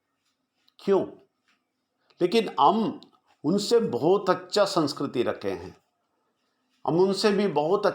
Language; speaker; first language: Hindi; non-native, local second language; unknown